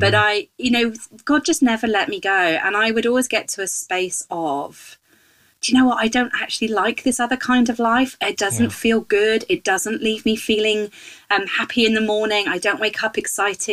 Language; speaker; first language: English; native; English